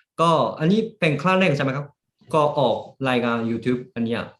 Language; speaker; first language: Thai; early bilingual, heritage; Japanese